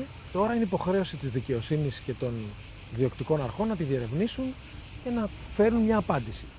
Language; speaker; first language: Greek; native; Greek